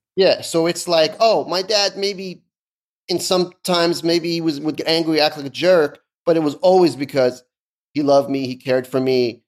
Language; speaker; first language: English; early bilingual, other home language; Persian